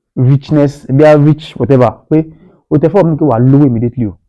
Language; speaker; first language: English; non-native, local second language; Yoruba